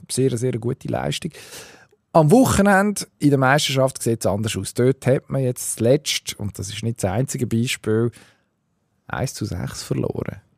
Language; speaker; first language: German; native; German